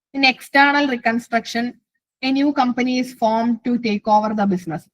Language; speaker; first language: English; non-native, local second language; Malayalam